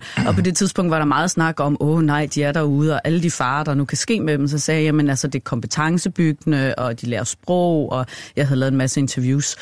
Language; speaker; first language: Danish; native; Danish